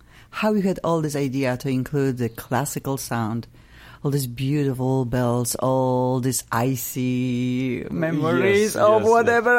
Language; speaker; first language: English; non-native, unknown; Russian